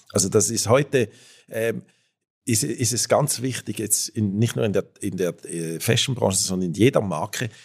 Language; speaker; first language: German; native; German